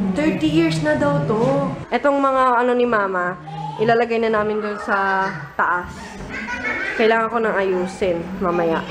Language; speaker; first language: Filipino; early bilingual, heritage; Filipino